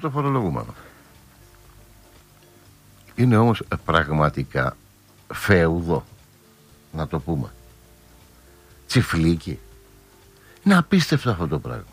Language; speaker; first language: Greek; native; Greek